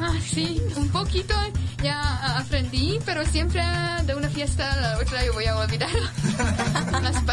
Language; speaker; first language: Spanish; non-native, fluent; Hungarian